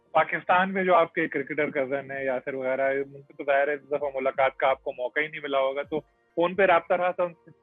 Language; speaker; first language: Urdu; native; Urdu